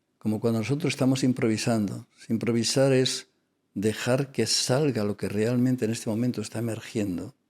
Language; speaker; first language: Spanish; non-native, local second language; Catalan